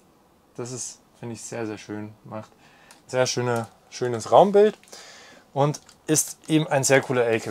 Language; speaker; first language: German; native; German